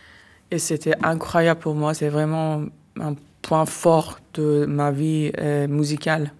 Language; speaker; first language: French; non-native, learner; Persian